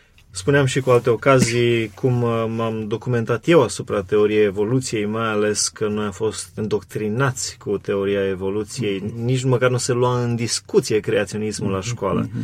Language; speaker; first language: Romanian; native; Romanian